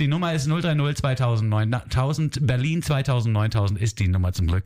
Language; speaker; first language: German; native; German